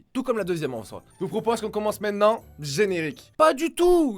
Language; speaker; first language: French; native; French